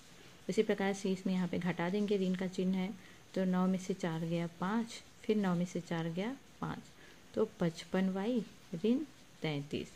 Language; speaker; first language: Hindi; native; Hindi